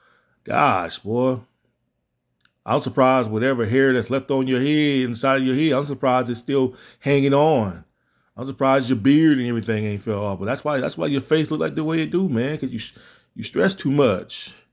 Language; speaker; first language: English; native; English